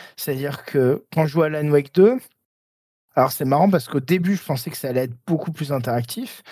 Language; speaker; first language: French; native; French